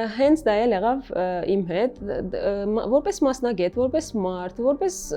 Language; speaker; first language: Armenian; native; Armenian